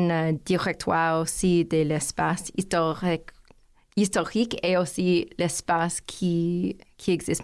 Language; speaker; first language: French; non-native, learner; English